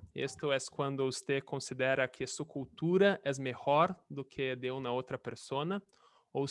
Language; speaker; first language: Spanish; non-native, fluent; Portuguese